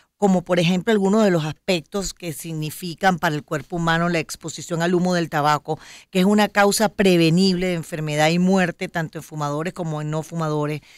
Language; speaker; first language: Spanish; native; Spanish